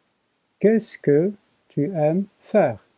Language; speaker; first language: French; non-native, learner; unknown